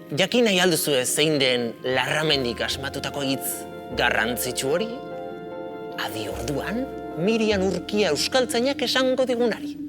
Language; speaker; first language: Basque; native; Basque